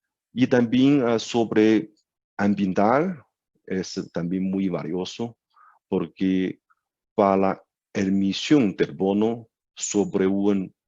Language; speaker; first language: Spanish; non-native, learner; Chinese